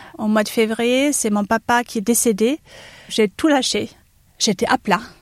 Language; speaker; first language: French; non-native, fluent; German